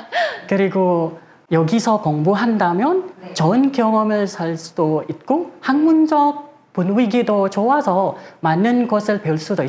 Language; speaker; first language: Korean; non-native, fluent; Indonesian